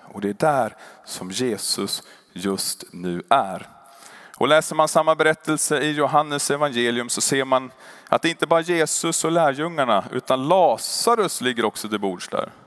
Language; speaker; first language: Swedish; native; Swedish